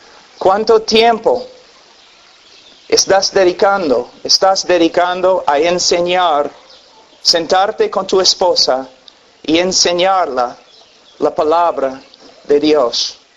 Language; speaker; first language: Spanish; non-native, fluent; English